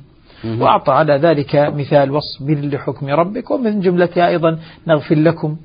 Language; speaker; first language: Arabic; native; Arabic